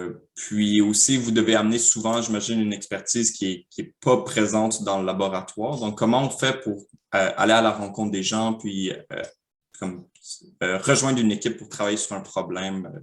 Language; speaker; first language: French; native; French